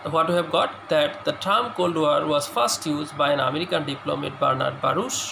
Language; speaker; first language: English; non-native, local second language; Assamese